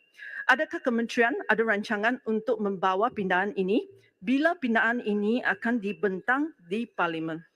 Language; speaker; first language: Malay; non-native, local second language; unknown